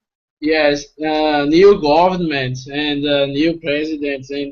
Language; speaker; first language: English; non-native, fluent; Portuguese